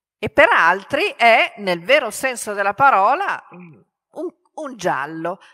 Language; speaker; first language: Italian; native; Italian